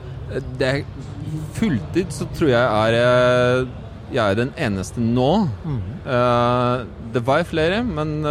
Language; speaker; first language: Norwegian; non-native, fluent; Polish